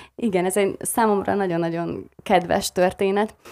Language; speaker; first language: Hungarian; native; Hungarian